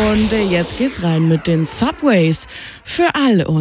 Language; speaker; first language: German; native; German